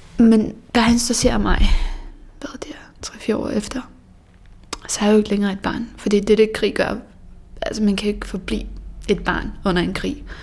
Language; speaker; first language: Danish; early bilingual, other home language; Bosnian